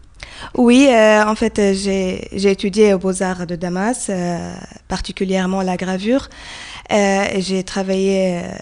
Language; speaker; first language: French; non-native, learner; Arabic